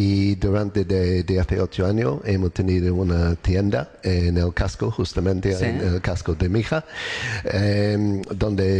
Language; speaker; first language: Spanish; non-native, learner; English